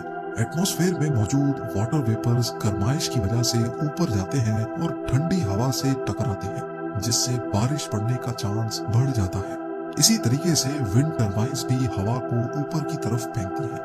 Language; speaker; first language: Urdu; native; Urdu